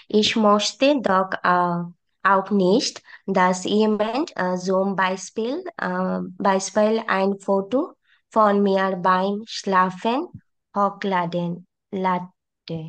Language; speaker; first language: German; non-native, learner; Bangla